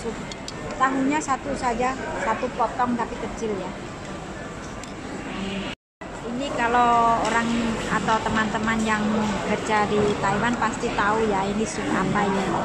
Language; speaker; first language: Indonesian; non-native, local second language; Javanese